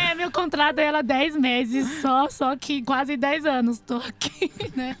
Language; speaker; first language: Portuguese; non-native, fluent; Chinese